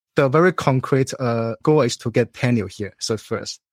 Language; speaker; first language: English; non-native, fluent; Chinese